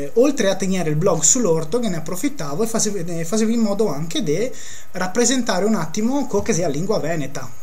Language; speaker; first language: Italian; non-native, local second language; Venetian